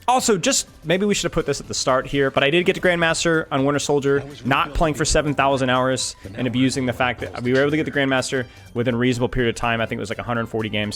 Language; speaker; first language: English; native; English